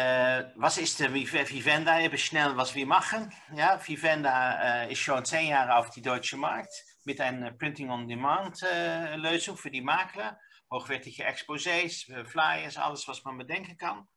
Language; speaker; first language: German; non-native, learner; Dutch